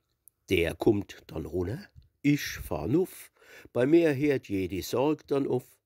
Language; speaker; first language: German; native; German